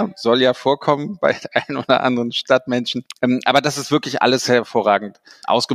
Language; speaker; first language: German; native; German